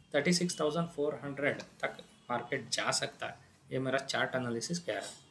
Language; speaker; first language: Hindi; non-native, local second language; Kannada